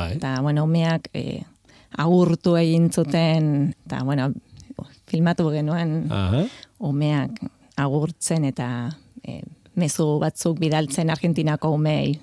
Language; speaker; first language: Basque; non-native, fluent; Spanish